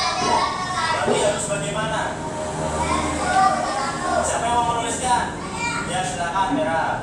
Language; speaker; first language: Indonesian; native; Indonesian